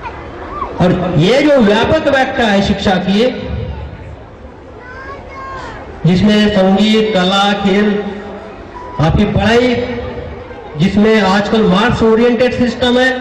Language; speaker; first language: Hindi; non-native, local second language; Marathi